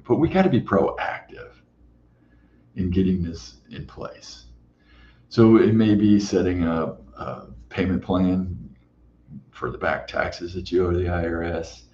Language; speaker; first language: English; native; English